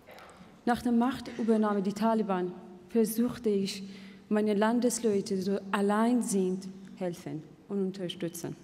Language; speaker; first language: German; non-native, fluent; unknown